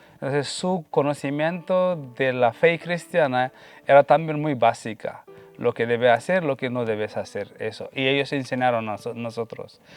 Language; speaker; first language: Spanish; non-native, fluent; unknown